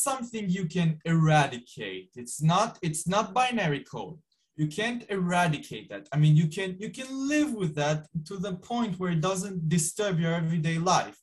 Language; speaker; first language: English; non-native, fluent; Hebrew